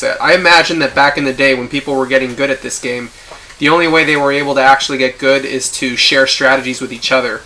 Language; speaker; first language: English; native; English